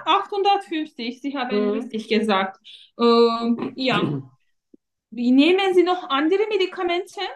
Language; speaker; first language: German; non-native, fluent; Turkish